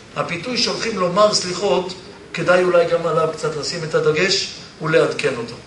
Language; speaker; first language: Hebrew; early bilingual, other home language; Polish